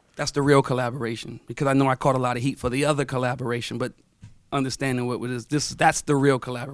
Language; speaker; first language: English; native; English